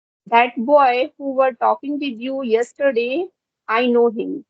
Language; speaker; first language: English; non-native, local second language; Hindi